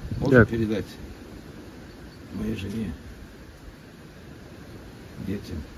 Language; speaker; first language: Russian; native; Russian